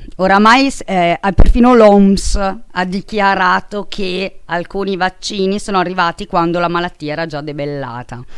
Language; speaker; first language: Italian; native; Italian